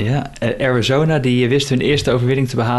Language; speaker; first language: Dutch; native; Dutch